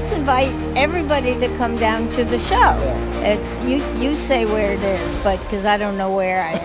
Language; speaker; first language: English; native; English